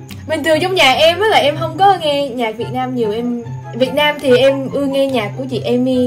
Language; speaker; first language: Vietnamese; early bilingual, heritage; Vietnamese